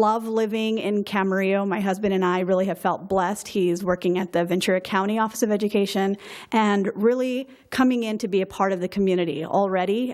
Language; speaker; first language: English; native; English